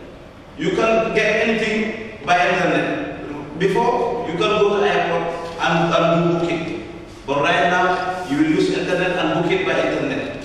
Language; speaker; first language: English; non-native, learner; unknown